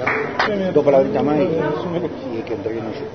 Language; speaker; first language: Spanish; native; Spanish